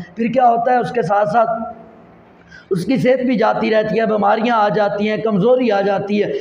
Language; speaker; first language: Urdu; non-native, local second language; Punjabi